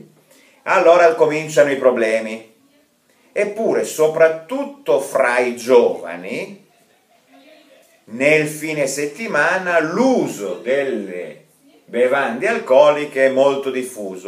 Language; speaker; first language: Italian; non-native, fluent; Russian